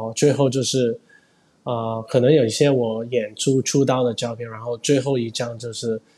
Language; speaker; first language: Chinese; non-native, fluent; Cantonese